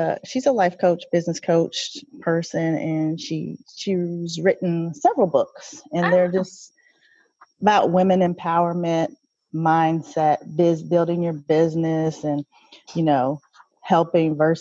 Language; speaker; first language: English; native; English